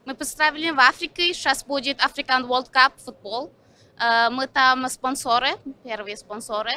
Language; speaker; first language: Russian; non-native, learner; Turkish